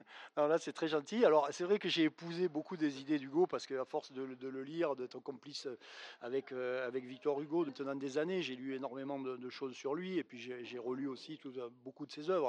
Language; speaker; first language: French; native; French